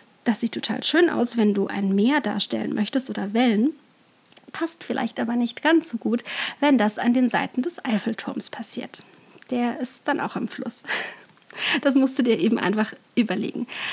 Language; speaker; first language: German; native; German